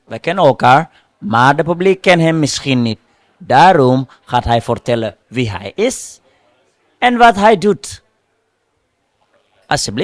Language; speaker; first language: Dutch; non-native, fluent; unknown